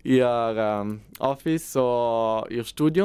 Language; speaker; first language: German; non-native, local second language; Italian